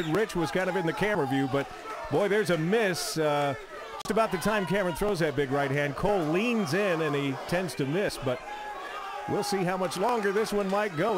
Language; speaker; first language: English; native; English